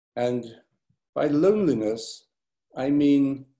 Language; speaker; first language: English; native; English